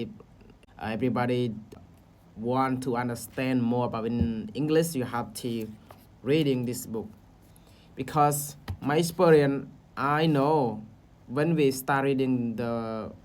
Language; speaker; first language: English; non-native, learner; Khmer